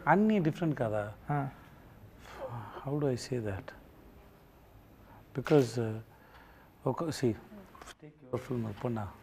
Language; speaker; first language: Telugu; non-native, learner; Tamil